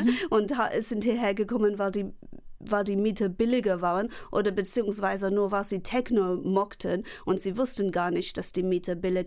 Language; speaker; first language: German; non-native, fluent; English